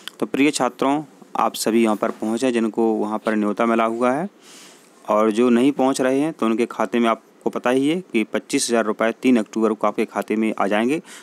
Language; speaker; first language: Hindi; native; Hindi